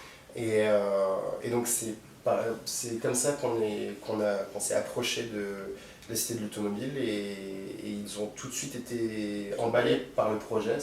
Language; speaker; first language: French; native; French